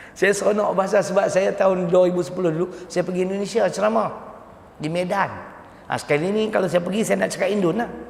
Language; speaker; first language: Malay; native; Malay